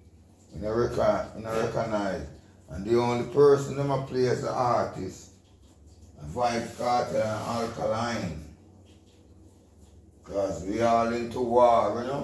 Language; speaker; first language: English; non-native, local second language; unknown